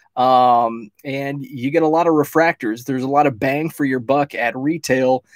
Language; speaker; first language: English; native; English